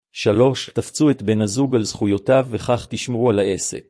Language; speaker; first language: Hebrew; native; Hebrew